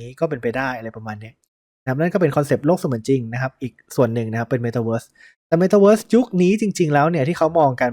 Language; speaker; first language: Thai; native; Thai